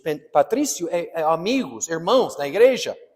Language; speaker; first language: Portuguese; non-native, fluent; English